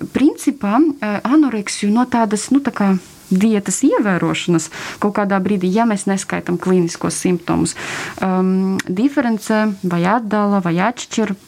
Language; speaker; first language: Latvian; non-native, local second language; Russian